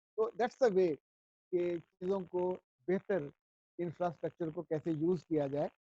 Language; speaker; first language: Urdu; non-native, local second language; Punjabi